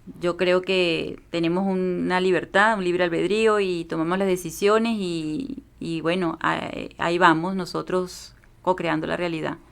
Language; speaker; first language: Spanish; native; Spanish